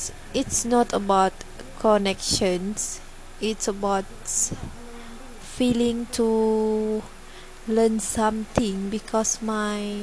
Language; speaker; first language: English; non-native, learner; Malay